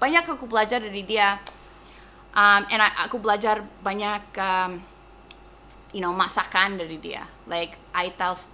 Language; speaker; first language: Indonesian; non-native, fluent; English